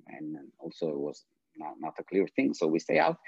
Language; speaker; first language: English; non-native, fluent; Italian